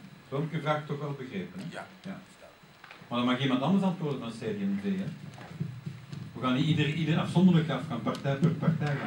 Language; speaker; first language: Dutch; native; Dutch